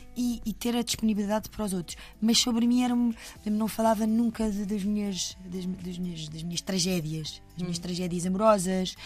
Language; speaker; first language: Portuguese; native; Portuguese